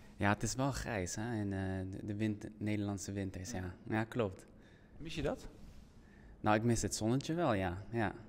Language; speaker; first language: Dutch; native; Dutch